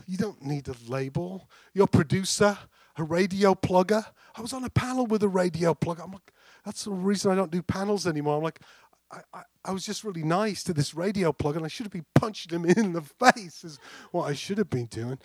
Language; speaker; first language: English; native; English